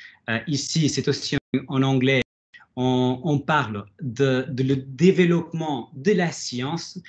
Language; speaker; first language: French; non-native, fluent; Portuguese